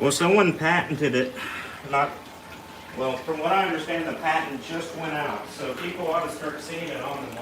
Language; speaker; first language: English; native; English